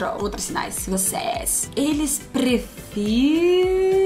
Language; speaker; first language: Portuguese; non-native, learner; Russian